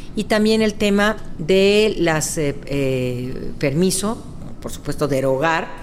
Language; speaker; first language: Spanish; native; Spanish